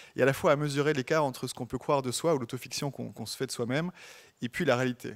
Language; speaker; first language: French; native; French